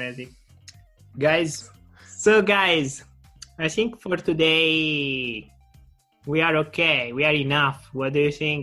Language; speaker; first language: English; non-native, learner; Italian